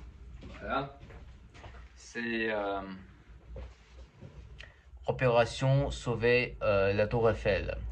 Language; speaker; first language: French; non-native, fluent; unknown